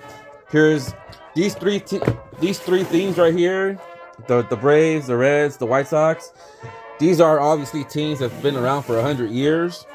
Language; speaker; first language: English; native; English